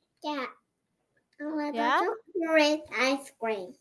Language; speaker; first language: English; non-native, learner; Korean